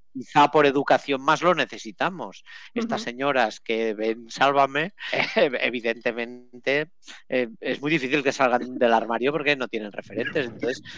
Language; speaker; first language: Spanish; native; Spanish